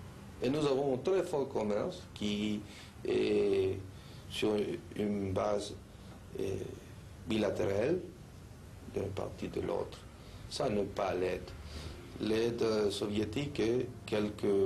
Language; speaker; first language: French; non-native, fluent; Spanish